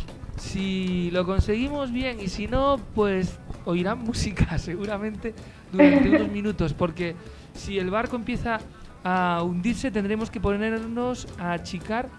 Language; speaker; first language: Spanish; native; Spanish